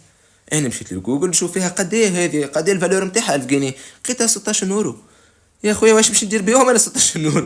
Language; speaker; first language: Arabic; native; Arabic